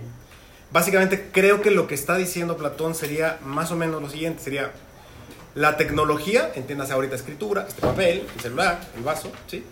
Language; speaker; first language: Spanish; native; Spanish